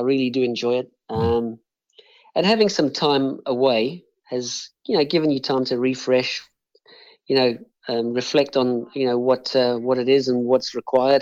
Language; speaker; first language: English; native; English